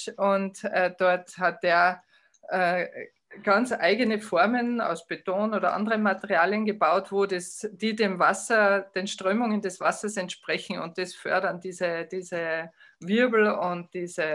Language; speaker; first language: German; native; German